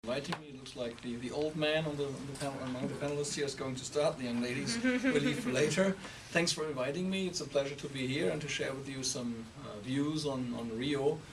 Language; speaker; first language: English; non-native, fluent; German